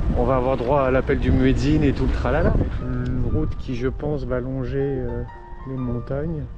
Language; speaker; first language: French; native; French